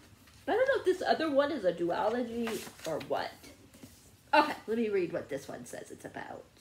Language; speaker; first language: English; native; English